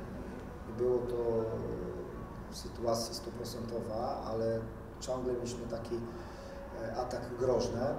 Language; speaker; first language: Polish; non-native, fluent; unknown